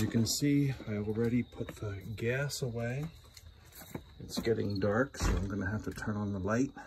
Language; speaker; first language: English; native; English